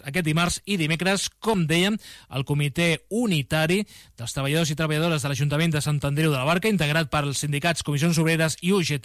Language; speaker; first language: Catalan; native; Catalan